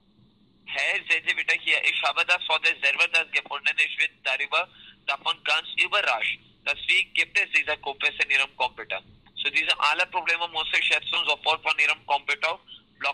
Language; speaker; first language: German; non-native, learner; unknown